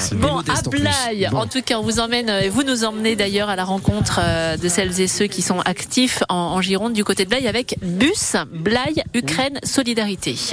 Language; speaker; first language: French; native; French